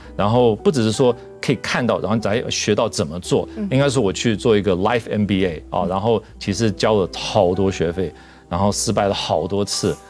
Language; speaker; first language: Chinese; non-native, fluent; English